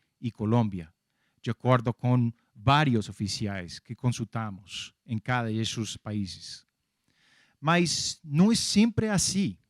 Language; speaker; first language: Portuguese; non-native, fluent; English